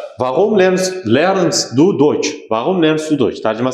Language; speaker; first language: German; non-native, learner; Uzbek